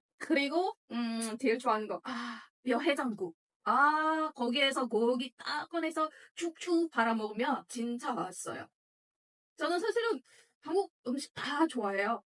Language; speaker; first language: Korean; non-native, fluent; Indonesian